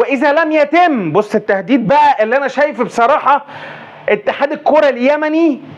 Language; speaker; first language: Arabic; native; Arabic